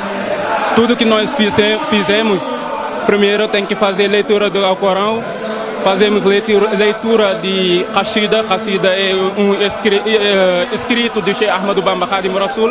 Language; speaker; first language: Portuguese; non-native, fluent; Wolof